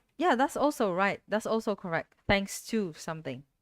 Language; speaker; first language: English; non-native, fluent; Vietnamese